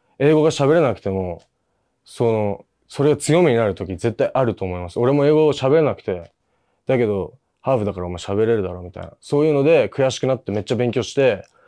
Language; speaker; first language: Japanese; native; Japanese